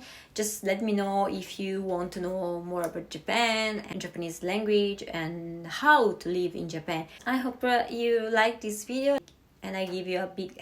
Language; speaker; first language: English; non-native, fluent; Italian